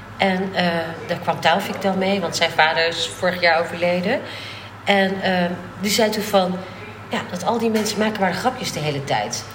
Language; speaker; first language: Dutch; native; Dutch